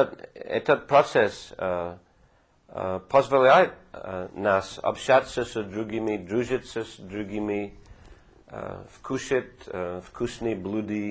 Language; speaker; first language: Russian; non-native, fluent; English